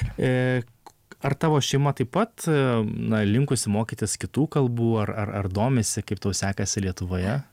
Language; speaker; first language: Lithuanian; native; Lithuanian